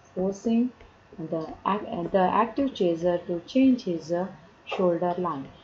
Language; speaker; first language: English; non-native, local second language; Kannada